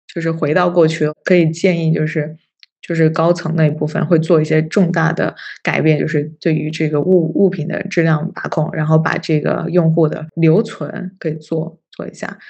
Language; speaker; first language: Chinese; native; Chinese